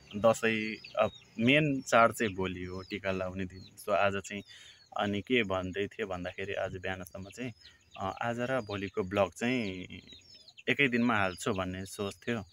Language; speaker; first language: Nepali; non-native, local second language; Dangaura Tharu